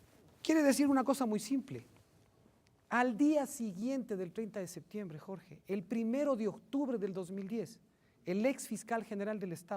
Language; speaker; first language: Spanish; native; Spanish